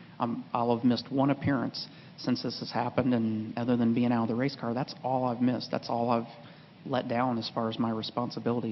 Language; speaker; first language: English; native; English